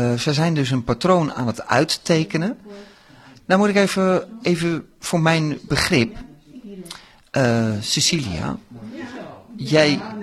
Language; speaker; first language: Dutch; native; Dutch